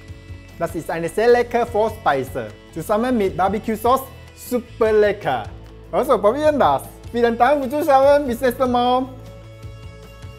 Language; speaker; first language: German; non-native, learner; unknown